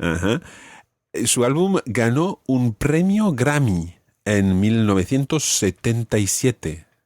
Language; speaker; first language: Spanish; non-native, fluent; English